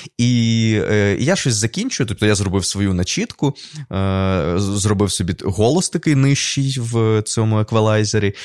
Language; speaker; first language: Ukrainian; non-native, local second language; Russian